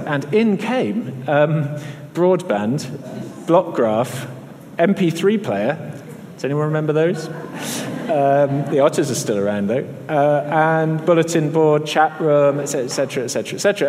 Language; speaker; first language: English; native; English